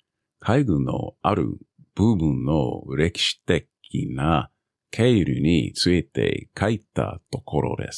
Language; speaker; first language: Japanese; non-native, learner; English